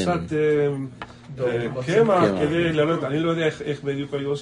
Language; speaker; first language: Hebrew; non-native, fluent; Spanish